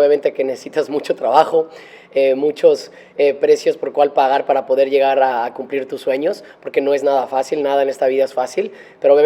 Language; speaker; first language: Spanish; native; Spanish